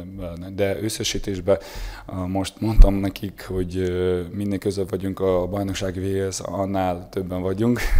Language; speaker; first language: Hungarian; non-native, fluent; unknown